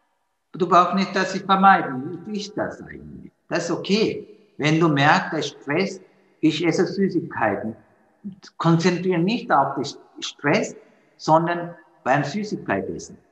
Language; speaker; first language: German; non-native, learner; Sinhala